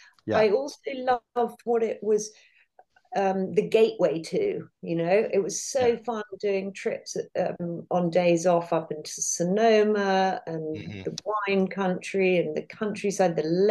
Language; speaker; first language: English; native; English